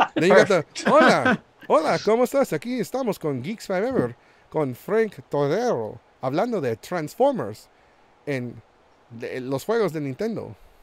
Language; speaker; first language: Spanish; non-native, learner; English